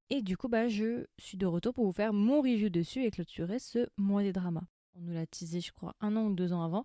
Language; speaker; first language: French; native; French